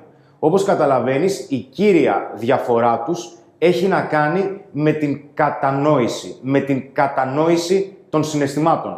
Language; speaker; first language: Greek; native; Greek